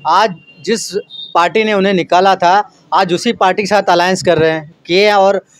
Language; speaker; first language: Hindi; native; Hindi